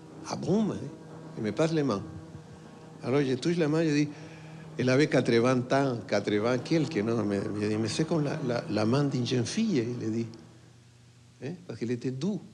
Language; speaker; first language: French; non-native, fluent; Spanish